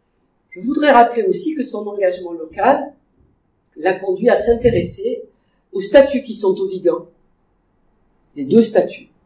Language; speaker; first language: French; native; French